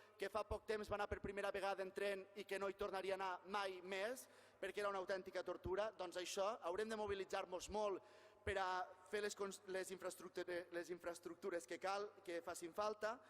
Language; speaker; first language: Catalan; native; Catalan